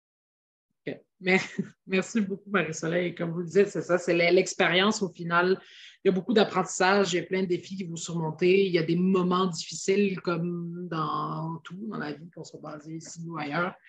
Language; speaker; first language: French; native; French